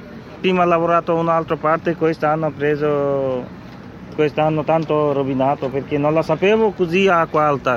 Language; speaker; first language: Italian; non-native, learner; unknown